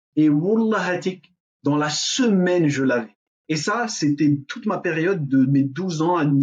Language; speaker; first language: French; non-native, local second language; Arabic